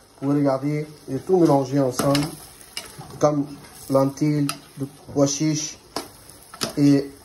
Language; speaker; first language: French; non-native, learner; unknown